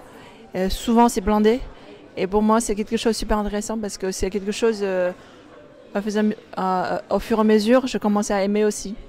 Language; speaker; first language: French; non-native, fluent; Chinese